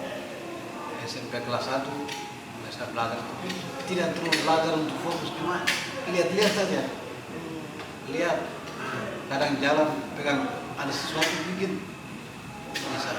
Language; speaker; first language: Indonesian; native; Indonesian